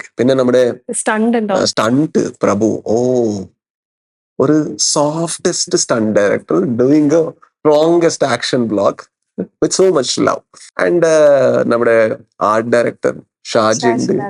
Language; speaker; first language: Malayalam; non-native, learner; Kannada